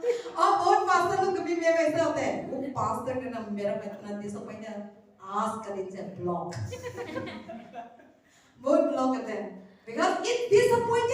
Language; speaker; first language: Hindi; non-native, local second language; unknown